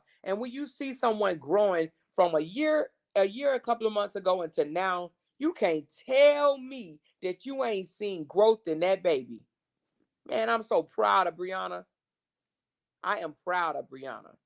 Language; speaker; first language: English; native; English